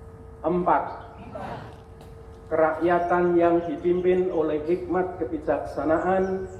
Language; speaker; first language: Indonesian; native; Indonesian